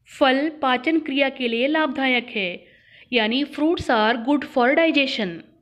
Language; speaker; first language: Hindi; non-native, local second language; Kannada